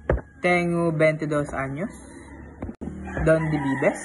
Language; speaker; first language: Spanish; non-native, learner; Filipino